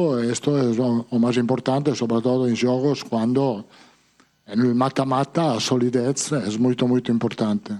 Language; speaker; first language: Portuguese; non-native, fluent; Italian